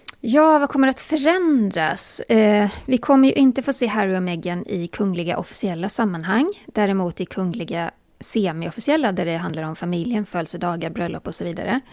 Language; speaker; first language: Swedish; native; Swedish